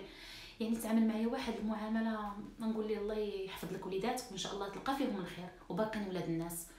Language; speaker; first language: Arabic; native; Arabic